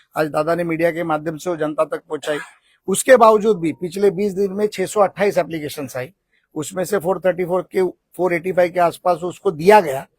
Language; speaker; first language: Hindi; non-native, local second language; Marathi